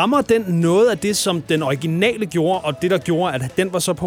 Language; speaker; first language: Danish; native; Danish